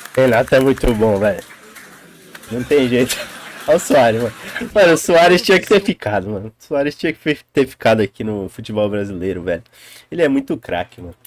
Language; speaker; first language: Portuguese; native; Portuguese